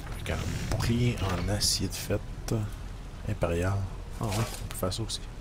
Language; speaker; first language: French; native; French